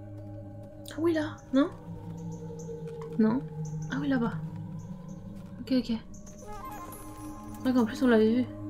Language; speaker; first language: French; native; French